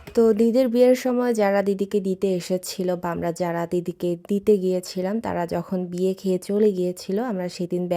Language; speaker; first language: Bangla; non-native, local second language; Chakma